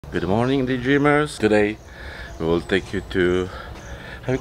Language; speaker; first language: English; non-native, fluent; Polish